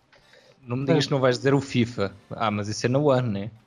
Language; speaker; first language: Portuguese; native; Portuguese